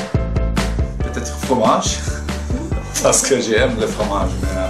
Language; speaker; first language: French; non-native, learner; Finnish